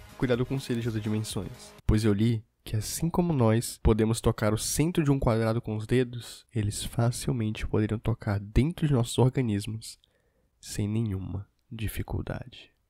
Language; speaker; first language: Portuguese; native; Portuguese